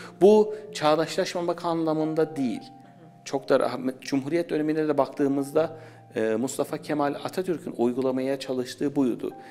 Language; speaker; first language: Turkish; native; Turkish